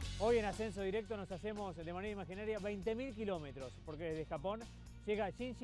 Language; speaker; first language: Spanish; native; Spanish